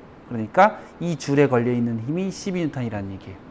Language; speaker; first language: Korean; native; Korean